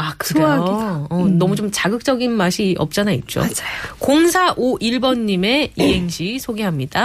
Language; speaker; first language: Korean; native; Korean